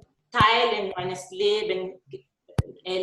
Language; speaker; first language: German; non-native, learner; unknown